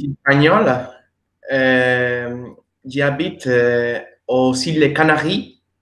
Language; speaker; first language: French; non-native, learner; Spanish